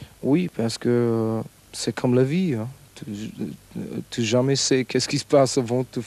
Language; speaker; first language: French; non-native, learner; English